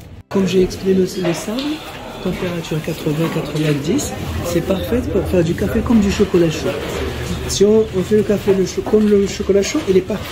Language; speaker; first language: French; non-native, local second language; Arabic